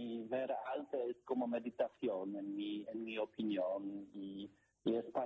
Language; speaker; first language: Spanish; non-native, learner; Polish